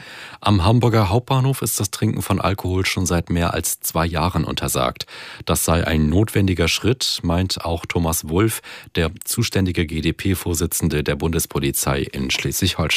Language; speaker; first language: German; native; German